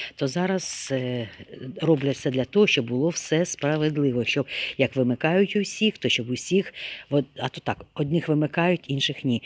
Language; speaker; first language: Ukrainian; non-native, local second language; Russian